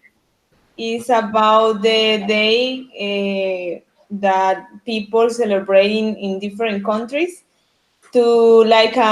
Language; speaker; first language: English; non-native, learner; Spanish